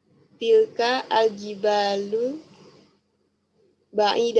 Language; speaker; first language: Arabic; non-native, learner; Indonesian